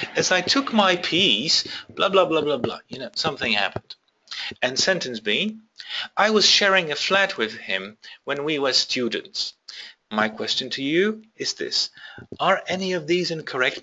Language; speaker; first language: English; non-native, fluent; Polish